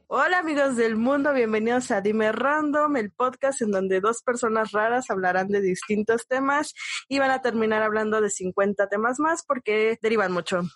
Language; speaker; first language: Spanish; native; Spanish